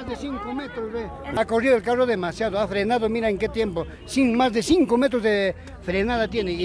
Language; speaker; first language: Spanish; native; Spanish